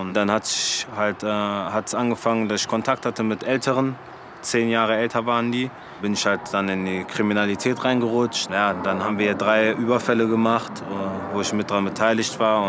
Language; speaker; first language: German; early bilingual, other home language; French